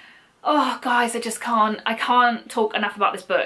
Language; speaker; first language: English; native; English